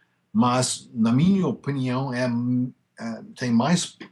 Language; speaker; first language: Portuguese; non-native, fluent; English